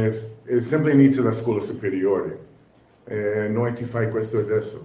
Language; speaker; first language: Italian; non-native, learner; English